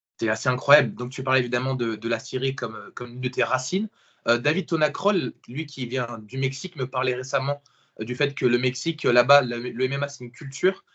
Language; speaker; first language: French; native; French